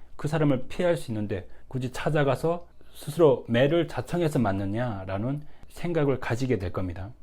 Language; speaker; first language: Korean; native; Korean